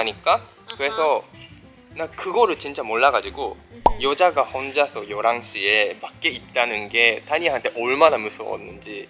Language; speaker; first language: Korean; non-native, fluent; Japanese